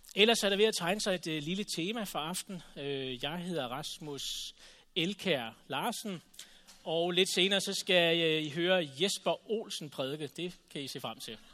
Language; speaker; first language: Danish; native; Danish